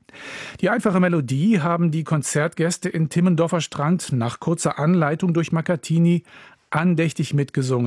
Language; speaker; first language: German; native; German